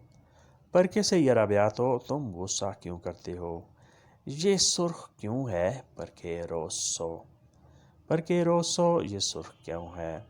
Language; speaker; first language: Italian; non-native, learner; Urdu